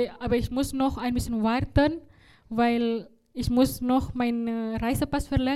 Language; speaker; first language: German; non-native, learner; Indonesian